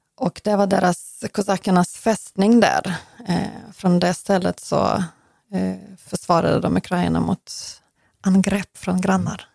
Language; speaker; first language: Swedish; non-native, fluent; Ukrainian